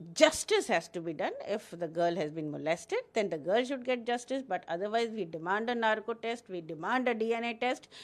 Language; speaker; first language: English; non-native, local second language; Hindi